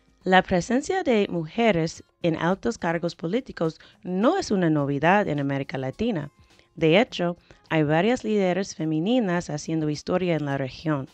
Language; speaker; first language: Spanish; non-native, fluent; English